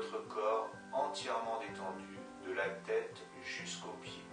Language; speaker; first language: French; native; French